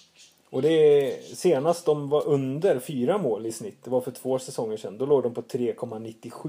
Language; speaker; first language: Swedish; native; Swedish